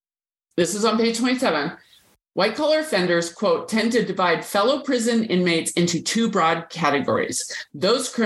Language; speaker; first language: English; native; English